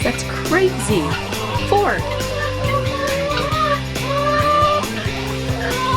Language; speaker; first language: English; native; English